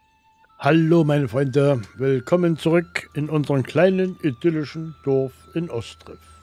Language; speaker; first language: German; native; German